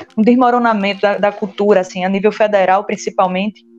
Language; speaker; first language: Portuguese; native; Portuguese